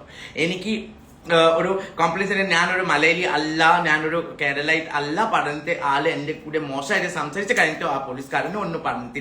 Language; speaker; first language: Malayalam; non-native, learner; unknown